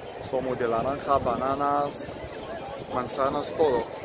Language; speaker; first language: Spanish; non-native, learner; Arabic